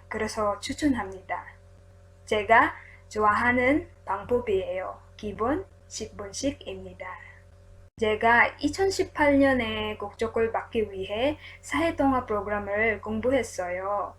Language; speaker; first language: Korean; non-native, learner; Filipino